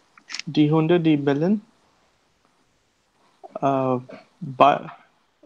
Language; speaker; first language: German; non-native, learner; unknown